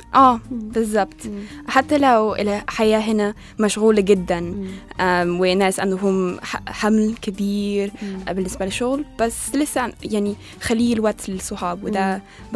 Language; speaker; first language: Arabic; non-native, learner; English